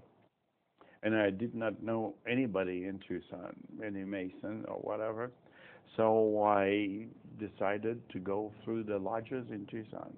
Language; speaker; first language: English; non-native, fluent; French